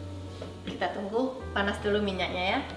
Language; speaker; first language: Indonesian; native; Indonesian